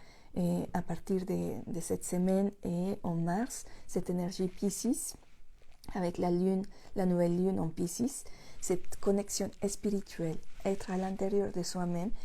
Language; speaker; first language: French; non-native, fluent; Spanish